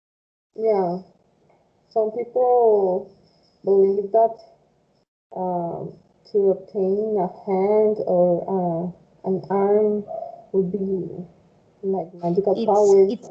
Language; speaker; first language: English; non-native, fluent; Spanish